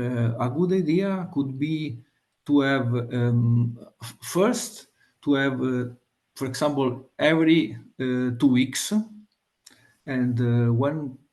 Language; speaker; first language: English; non-native, fluent; Italian